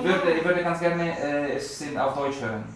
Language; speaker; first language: German; non-native, learner; Spanish